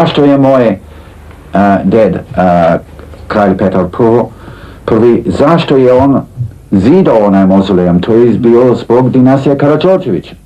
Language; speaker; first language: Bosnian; early bilingual, heritage; Serbian